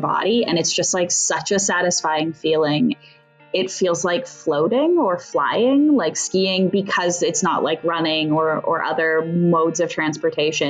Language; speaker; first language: English; native; English